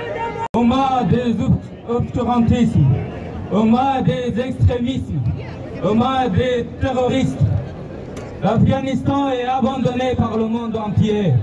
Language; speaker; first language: French; non-native, fluent; Persian